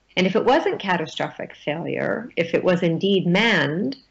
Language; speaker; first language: English; native; English